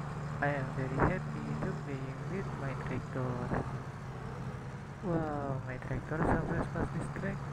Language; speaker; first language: English; non-native, learner; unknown